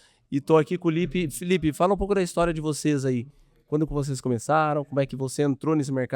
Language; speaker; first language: Portuguese; native; Portuguese